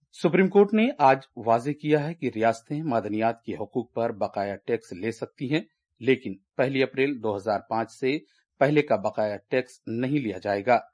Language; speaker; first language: Urdu; native; Urdu